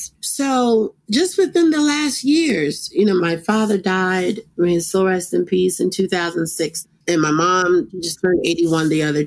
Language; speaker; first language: English; early bilingual, other home language; Krio